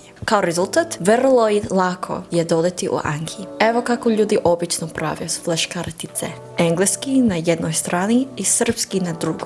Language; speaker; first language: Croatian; non-native, fluent; English